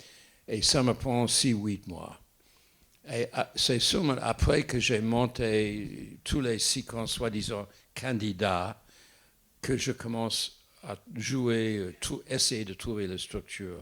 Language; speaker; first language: French; non-native, fluent; English